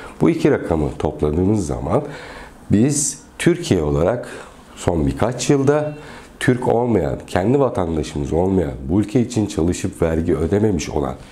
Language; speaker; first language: Turkish; native; Turkish